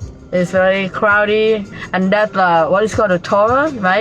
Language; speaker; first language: English; non-native, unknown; Thai